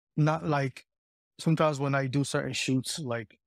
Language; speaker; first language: English; early bilingual, heritage; Italian